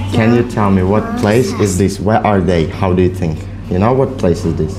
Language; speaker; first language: English; non-native, fluent; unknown